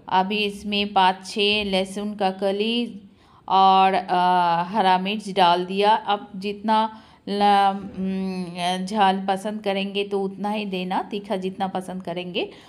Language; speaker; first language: Hindi; non-native, local second language; Bangla